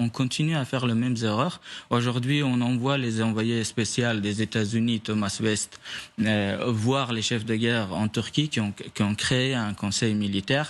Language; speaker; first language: French; non-native, fluent; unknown